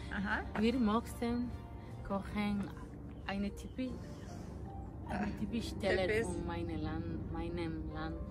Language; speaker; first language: German; non-native, learner; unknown